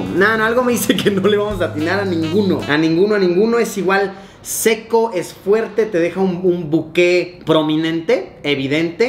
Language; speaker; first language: Spanish; native; Spanish